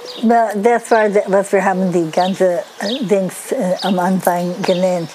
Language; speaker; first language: German; non-native, learner; Dutch